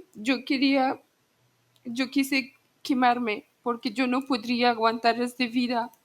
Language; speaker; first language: Spanish; non-native, learner; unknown